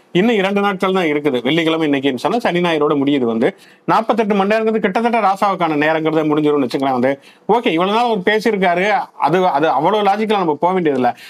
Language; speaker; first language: Tamil; native; Tamil